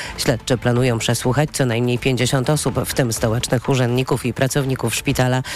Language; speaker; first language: Polish; native; Polish